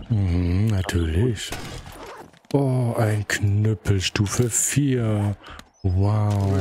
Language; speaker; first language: German; native; German